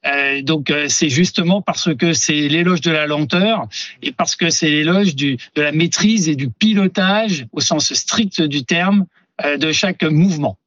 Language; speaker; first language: French; native; French